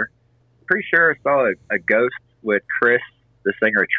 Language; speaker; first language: English; native; English